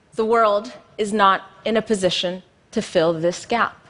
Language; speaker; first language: English; non-native, fluent; Amharic